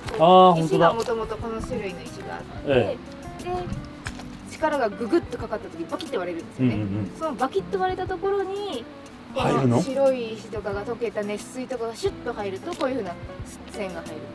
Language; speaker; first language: Japanese; native; Japanese